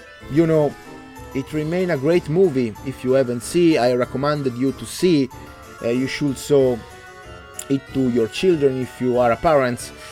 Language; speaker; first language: English; non-native, learner; Italian